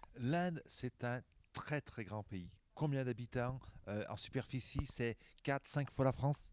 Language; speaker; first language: French; native; French